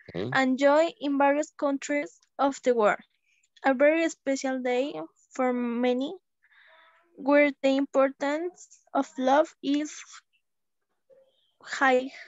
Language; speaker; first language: English; non-native, learner; Spanish